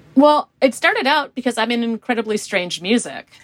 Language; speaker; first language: English; native; English